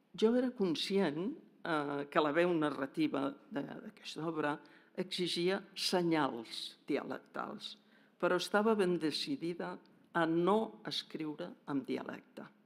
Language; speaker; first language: Catalan; native; Catalan